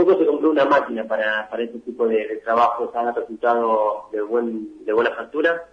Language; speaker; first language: Spanish; native; Spanish